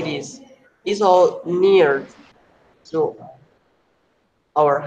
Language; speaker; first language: English; non-native, learner; Spanish